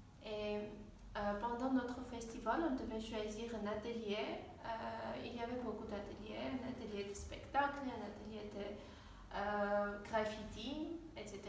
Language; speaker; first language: French; non-native, fluent; Armenian